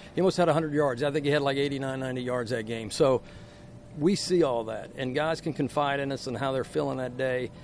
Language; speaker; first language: English; native; English